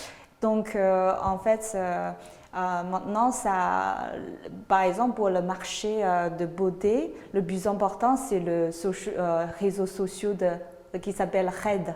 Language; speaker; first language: French; non-native, fluent; Chinese